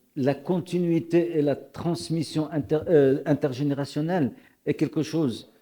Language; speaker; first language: French; non-native, local second language; Arabic